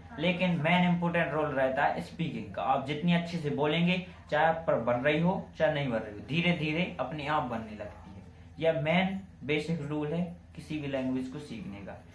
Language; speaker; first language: Hindi; native; Hindi